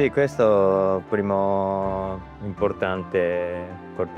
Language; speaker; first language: Italian; non-native, learner; Japanese